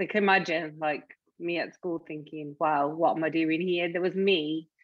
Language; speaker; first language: English; native; English